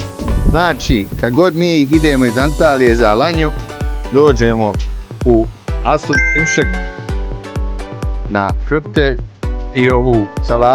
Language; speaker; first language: Bosnian; native; Bosnian